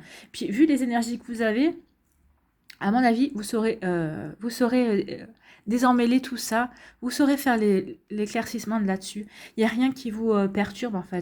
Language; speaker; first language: French; native; French